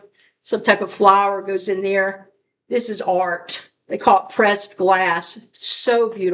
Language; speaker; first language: English; native; English